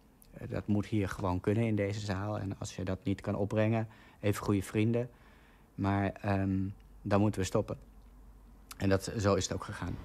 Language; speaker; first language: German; non-native, learner; Dutch